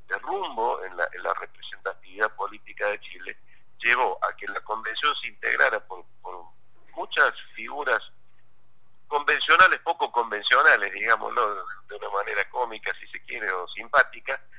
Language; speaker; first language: Spanish; native; Spanish